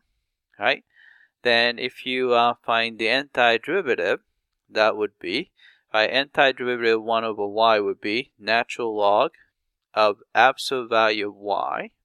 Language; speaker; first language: English; non-native, fluent; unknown